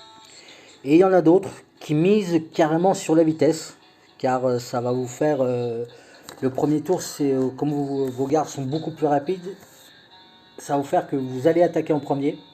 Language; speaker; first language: French; native; French